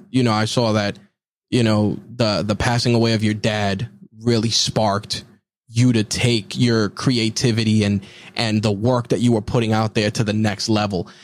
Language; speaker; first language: English; early bilingual, other home language; Spanish